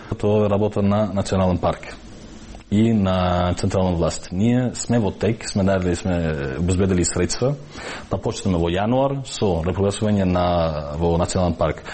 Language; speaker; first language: Macedonian; non-native, local second language; Albanian